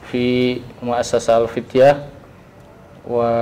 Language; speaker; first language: Arabic; non-native, learner; Indonesian